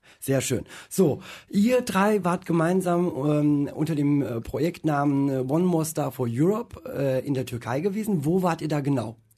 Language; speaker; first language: German; native; German